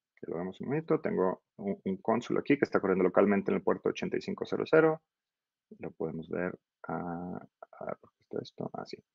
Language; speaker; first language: Spanish; native; Spanish